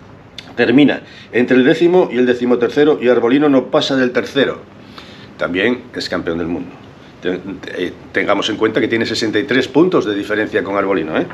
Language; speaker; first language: Spanish; native; Spanish